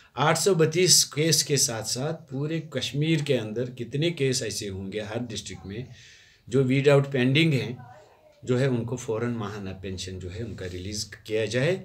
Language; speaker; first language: Hindi; non-native, local second language; Kashmiri